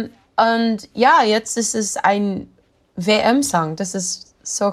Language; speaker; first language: German; non-native, learner; English